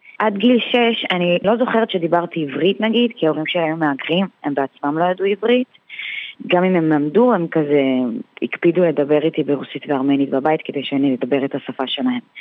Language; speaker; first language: Hebrew; non-native, fluent; Russian